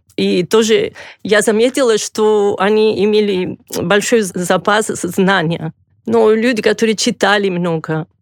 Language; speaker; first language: Russian; non-native, fluent; Catalan